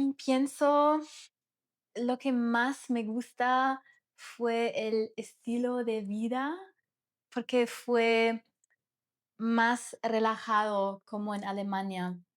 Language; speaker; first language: Spanish; non-native, learner; German